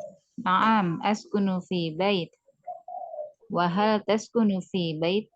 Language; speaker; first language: Arabic; non-native, learner; Indonesian